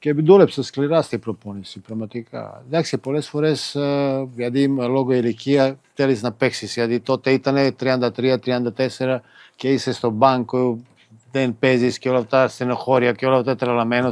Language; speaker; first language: Greek; non-native, fluent; Serbian